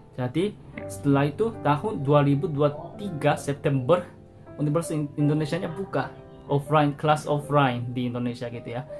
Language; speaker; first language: Indonesian; non-native, fluent; Korean